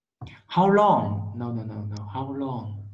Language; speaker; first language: English; non-native, learner; Vietnamese